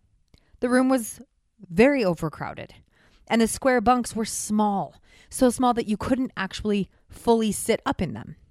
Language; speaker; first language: English; native; English